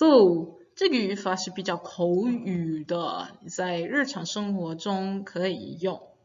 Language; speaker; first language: Chinese; non-native, fluent; English